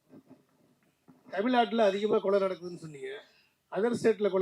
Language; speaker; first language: Tamil; native; Tamil